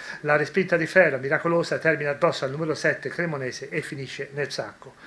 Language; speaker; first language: Italian; native; Italian